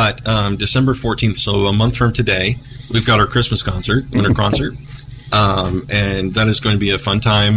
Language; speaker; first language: English; native; English